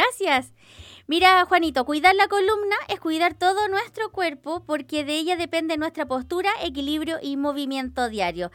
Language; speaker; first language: Spanish; native; Spanish